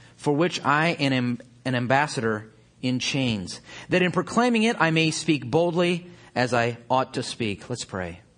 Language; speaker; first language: English; native; English